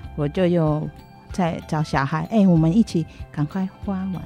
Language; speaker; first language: Chinese; non-native, fluent; Filipino